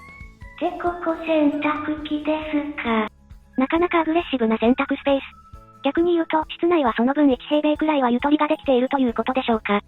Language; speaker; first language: Japanese; native; Japanese